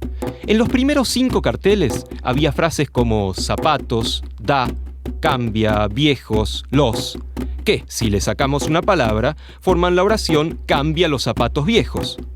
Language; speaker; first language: Spanish; native; Spanish